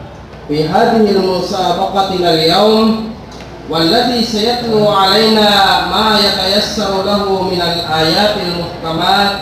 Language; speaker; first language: Arabic; non-native, learner; Maranao